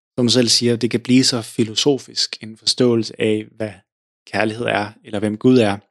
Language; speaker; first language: Danish; native; Danish